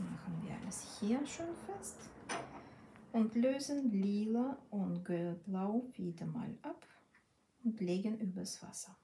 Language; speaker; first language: German; non-native, fluent; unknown